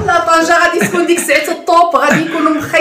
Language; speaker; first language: Arabic; native; Arabic